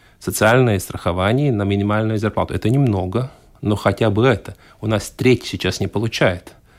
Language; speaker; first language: Russian; non-native, local second language; Latvian